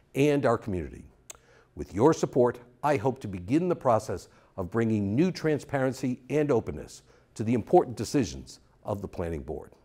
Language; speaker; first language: English; native; English